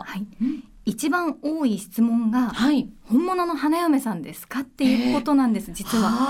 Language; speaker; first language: Japanese; native; Japanese